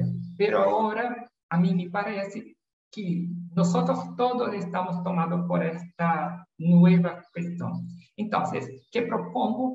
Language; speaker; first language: Spanish; non-native, learner; Portuguese